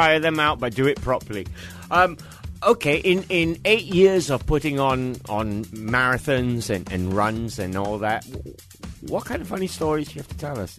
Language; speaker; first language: English; native; English